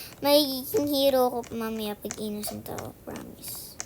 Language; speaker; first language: Filipino; early bilingual, heritage; Filipino